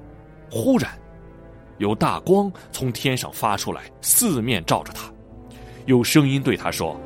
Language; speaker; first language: Chinese; native; Chinese